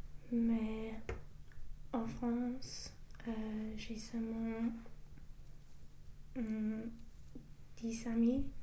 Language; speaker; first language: French; non-native, learner; English